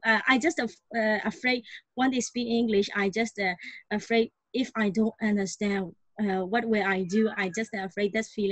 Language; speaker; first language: English; non-native, learner; Burmese